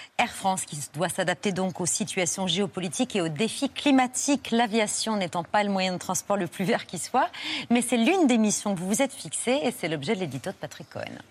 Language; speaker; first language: French; native; French